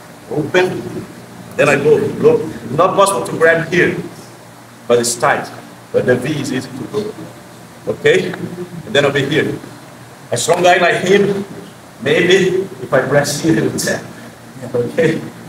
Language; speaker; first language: English; non-native, fluent; Portuguese